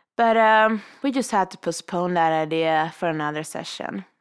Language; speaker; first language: English; non-native, fluent; Swedish